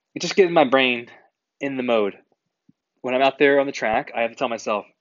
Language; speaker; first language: English; native; English